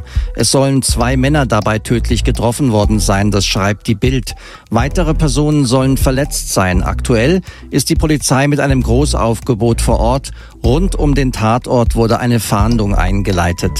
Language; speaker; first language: German; native; German